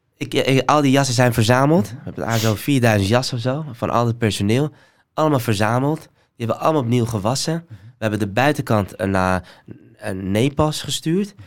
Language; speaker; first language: Dutch; early bilingual, other home language; Somali